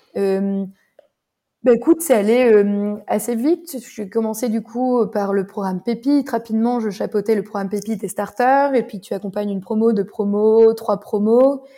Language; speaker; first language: French; native; French